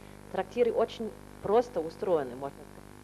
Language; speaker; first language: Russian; non-native, learner; German